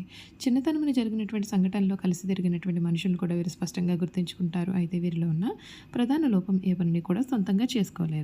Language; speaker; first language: Telugu; native; Telugu